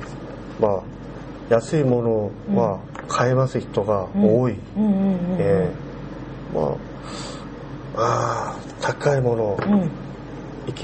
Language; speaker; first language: Japanese; non-native, learner; Korean